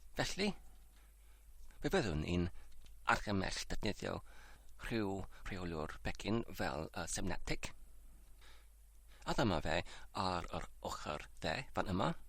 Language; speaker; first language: Welsh; non-native, learner; English